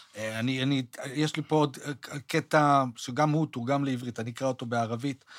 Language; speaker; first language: Hebrew; native; Hebrew